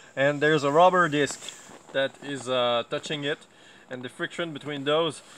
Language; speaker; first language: English; non-native, fluent; French